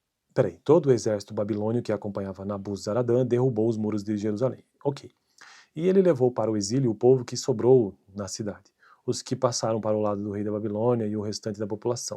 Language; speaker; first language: Portuguese; native; Portuguese